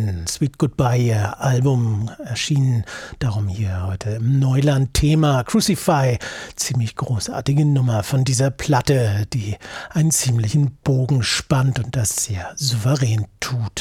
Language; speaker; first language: German; native; German